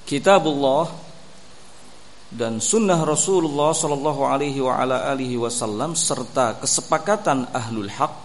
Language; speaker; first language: Indonesian; native; Indonesian